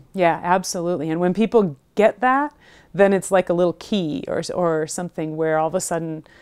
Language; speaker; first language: English; native; English